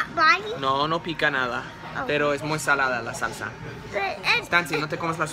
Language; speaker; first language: Spanish; non-native, fluent; English